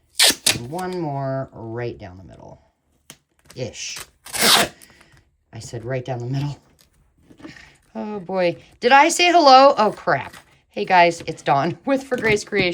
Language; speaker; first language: English; native; English